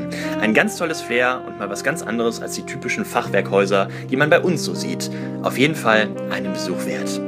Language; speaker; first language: German; native; German